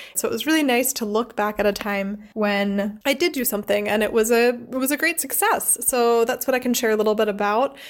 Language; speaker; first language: English; native; English